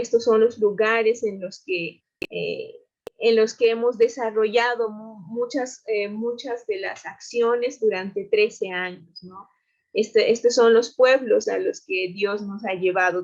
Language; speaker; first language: Spanish; native; Spanish